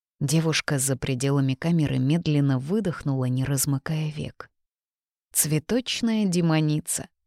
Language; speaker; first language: Russian; native; Russian